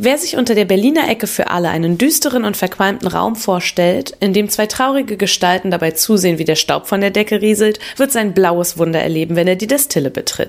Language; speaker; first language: German; native; German